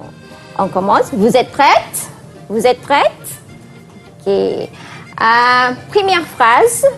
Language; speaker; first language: French; non-native, fluent; Malay